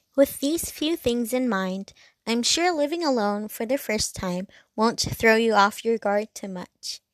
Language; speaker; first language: English; non-native, local second language; Cantonese